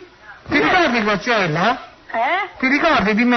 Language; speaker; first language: Italian; native; Italian